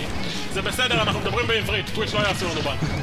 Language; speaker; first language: Hebrew; native; Hebrew